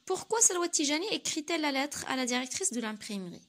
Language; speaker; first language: French; non-native, local second language; Arabic